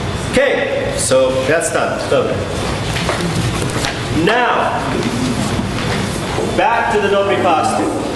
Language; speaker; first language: English; native; English